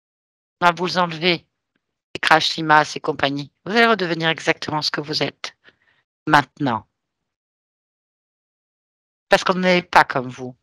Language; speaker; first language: French; native; French